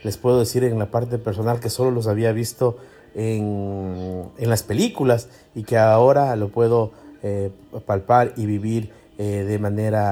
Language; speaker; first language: Spanish; native; Spanish